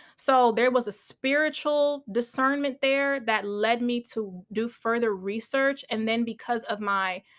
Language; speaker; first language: English; native; English